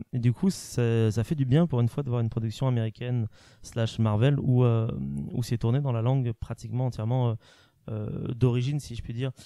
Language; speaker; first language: French; native; French